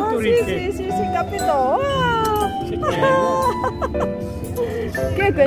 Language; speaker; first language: Italian; non-native, learner; Korean